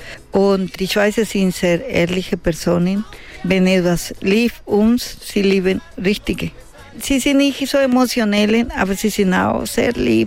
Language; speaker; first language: German; non-native, learner; Spanish